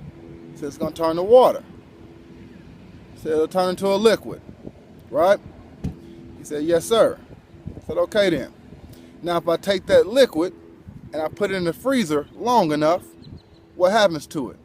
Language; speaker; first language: English; native; English